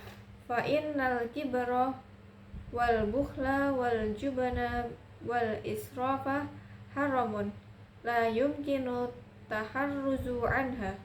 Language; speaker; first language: Arabic; non-native, learner; Indonesian